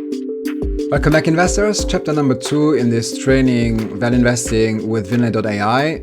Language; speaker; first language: English; non-native, fluent; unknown